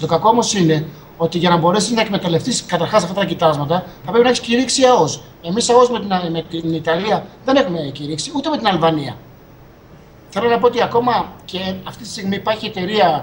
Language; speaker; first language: Greek; native; Greek